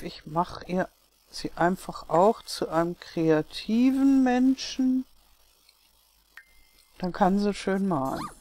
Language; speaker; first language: German; native; German